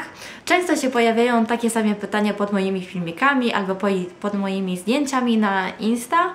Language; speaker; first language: Polish; non-native, fluent; Italian